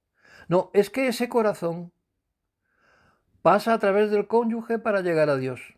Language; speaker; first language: Spanish; native; Spanish